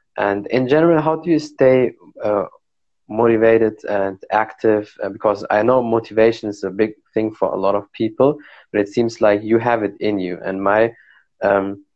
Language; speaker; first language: English; non-native, fluent; Arabic